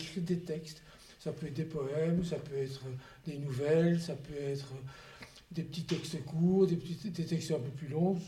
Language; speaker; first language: French; native; French